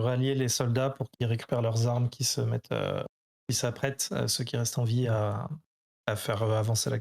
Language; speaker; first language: French; native; French